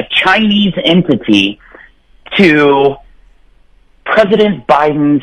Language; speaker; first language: English; native; English